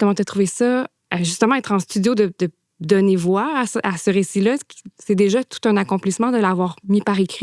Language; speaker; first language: French; native; French